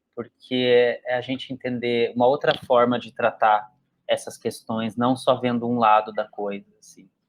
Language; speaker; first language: Portuguese; native; Portuguese